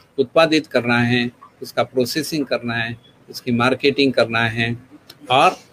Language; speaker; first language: Hindi; non-native, local second language; Gujarati